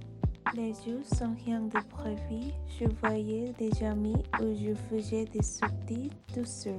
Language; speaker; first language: French; non-native, learner; Korean